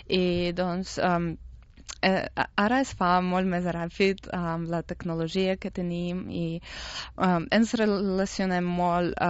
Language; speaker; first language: Catalan; non-native, fluent; Russian